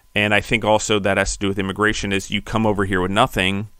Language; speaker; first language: English; native; English